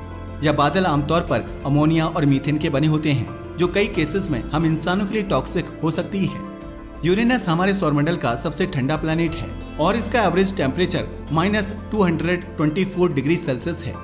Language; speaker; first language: Hindi; native; Hindi